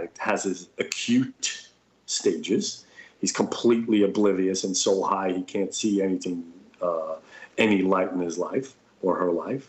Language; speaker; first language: English; native; English